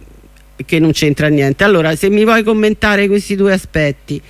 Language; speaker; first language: Italian; native; Italian